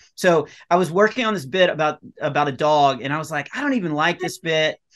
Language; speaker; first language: English; native; English